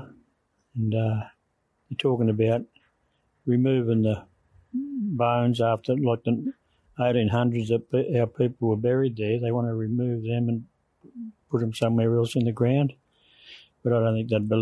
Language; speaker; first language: English; native; English